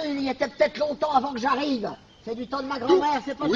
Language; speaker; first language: French; native; French